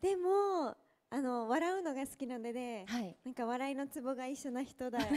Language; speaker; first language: Japanese; early bilingual, heritage; English